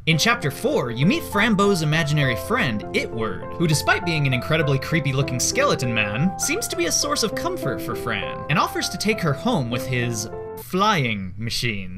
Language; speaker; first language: English; native; English